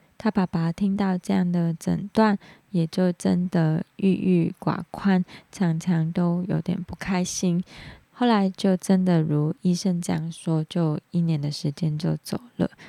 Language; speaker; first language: Chinese; non-native, local second language; Cantonese